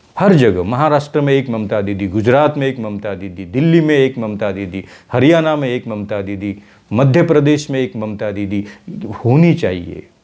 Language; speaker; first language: Hindi; non-native, local second language; Marathi